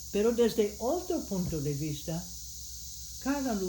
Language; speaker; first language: Spanish; non-native, fluent; English